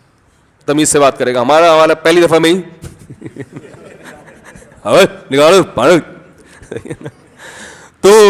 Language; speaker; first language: Urdu; native; Urdu